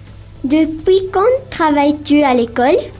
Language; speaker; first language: French; non-native, learner; Spanish